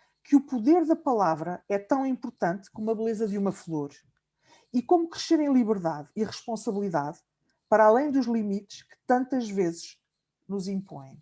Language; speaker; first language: Portuguese; native; Portuguese